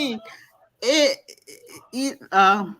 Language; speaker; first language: English; non-native, learner; French